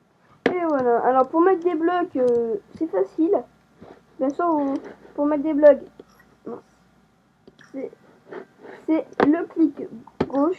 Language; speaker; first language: French; native; French